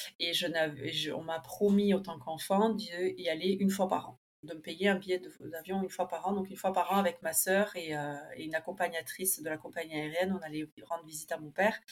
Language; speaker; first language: French; early bilingual, other home language; Spanish